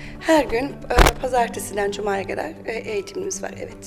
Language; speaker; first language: Turkish; early bilingual, heritage; German